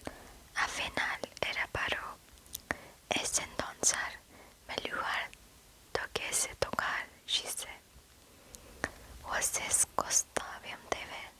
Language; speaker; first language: Portuguese; non-native, learner; English